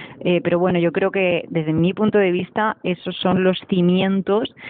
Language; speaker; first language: Spanish; native; Spanish